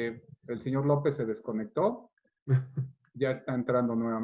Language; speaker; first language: Spanish; native; Spanish